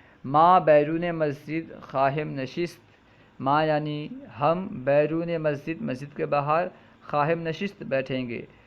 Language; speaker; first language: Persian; non-native, fluent; Urdu